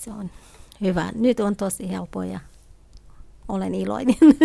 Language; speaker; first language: Finnish; non-native, learner; Kurdish